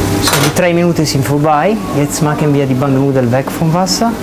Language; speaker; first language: German; non-native, learner; Italian